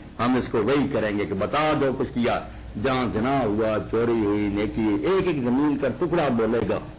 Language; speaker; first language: Urdu; non-native, local second language; Punjabi